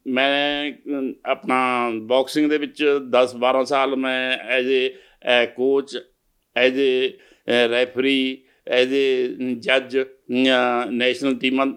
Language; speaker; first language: Punjabi; native; Punjabi